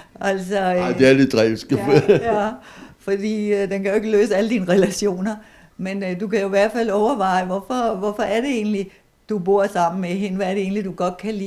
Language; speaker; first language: Danish; native; Danish